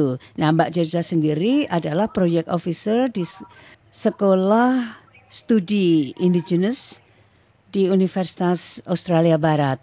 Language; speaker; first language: Indonesian; native; Indonesian